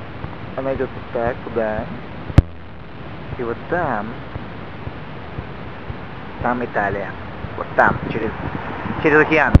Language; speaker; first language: Russian; early bilingual, heritage; Russian